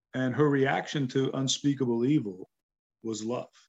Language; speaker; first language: English; native; English